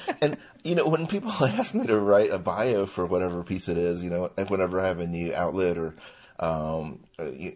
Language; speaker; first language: English; non-native, local second language; Chinese